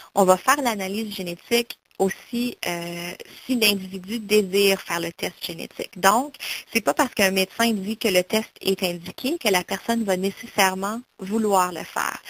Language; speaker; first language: French; native; French